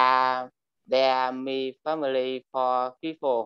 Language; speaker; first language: English; non-native, learner; Vietnamese